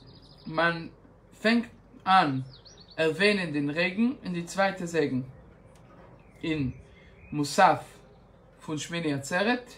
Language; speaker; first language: German; non-native, fluent; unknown